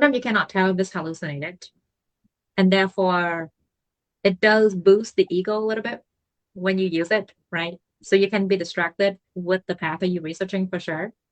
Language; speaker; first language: English; non-native, fluent; Vietnamese